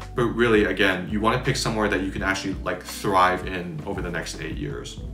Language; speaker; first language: English; native; English